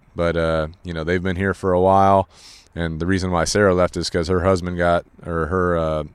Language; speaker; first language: English; native; English